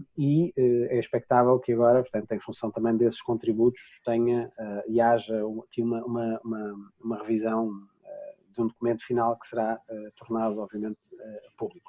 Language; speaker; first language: Portuguese; native; Portuguese